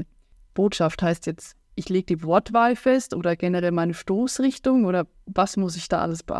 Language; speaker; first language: German; native; German